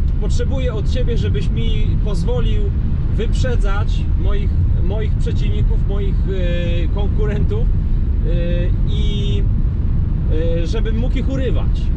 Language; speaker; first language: Polish; native; Polish